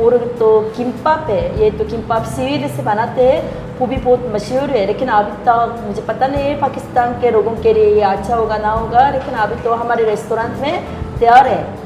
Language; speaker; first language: Hindi; non-native, learner; Korean